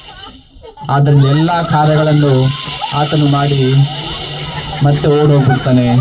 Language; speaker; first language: Kannada; native; Kannada